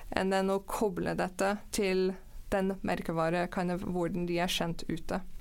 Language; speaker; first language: Norwegian; non-native, fluent; English